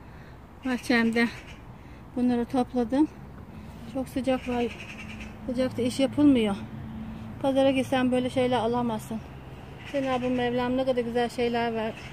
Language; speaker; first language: Turkish; native; Turkish